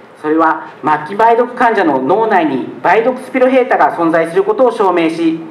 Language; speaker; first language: Japanese; native; Japanese